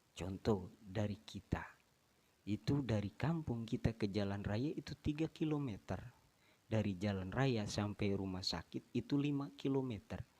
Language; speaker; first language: Indonesian; non-native, local second language; Sundanese